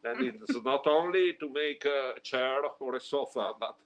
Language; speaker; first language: English; non-native, learner; Italian